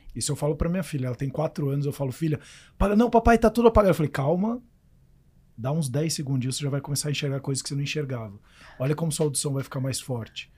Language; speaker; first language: Portuguese; native; Portuguese